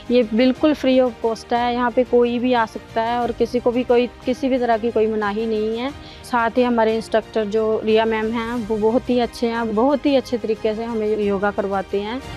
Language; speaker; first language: Hindi; native; Hindi